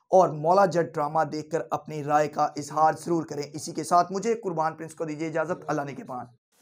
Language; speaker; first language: Urdu; non-native, local second language; Punjabi